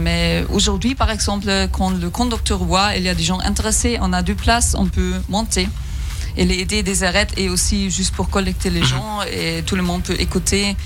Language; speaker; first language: French; non-native, fluent; German